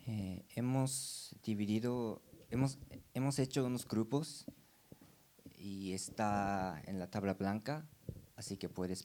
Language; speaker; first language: Spanish; non-native, learner; Japanese